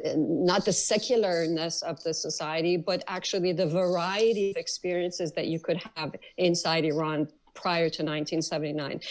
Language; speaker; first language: English; early bilingual, other home language; Persian